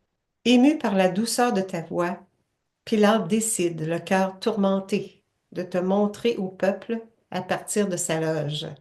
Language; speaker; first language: French; native; French